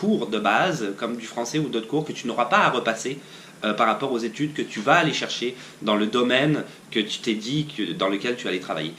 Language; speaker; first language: French; native; French